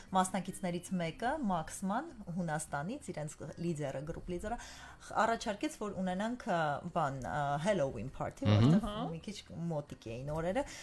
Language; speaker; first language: Armenian; native; Armenian